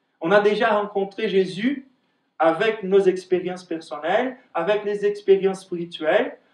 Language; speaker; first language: French; non-native, fluent; Portuguese